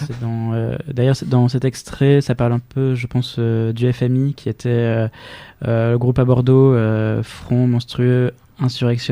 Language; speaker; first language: French; native; French